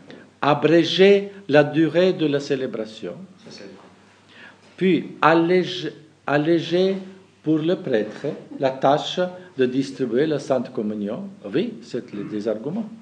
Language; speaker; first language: French; non-native, fluent; German